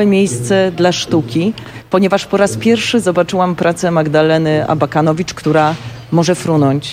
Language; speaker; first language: Polish; native; Polish